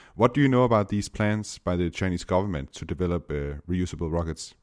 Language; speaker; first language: English; non-native, fluent; Danish